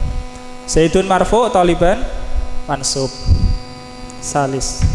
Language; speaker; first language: Arabic; non-native, fluent; Indonesian